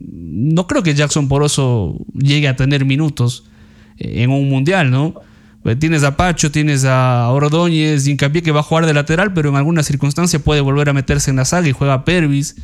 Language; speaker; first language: Spanish; native; Spanish